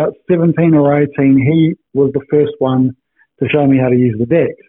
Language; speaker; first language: English; native; English